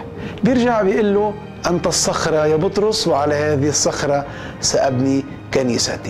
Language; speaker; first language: Arabic; native; Arabic